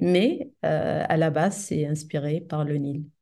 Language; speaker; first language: French; non-native, fluent; Arabic